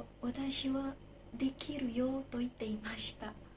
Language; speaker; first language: Japanese; non-native, learner; Indonesian